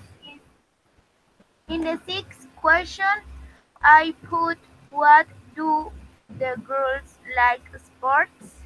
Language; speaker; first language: English; non-native, learner; Spanish